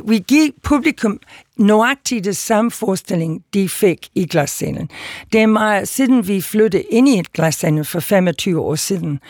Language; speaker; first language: Danish; non-native, fluent; English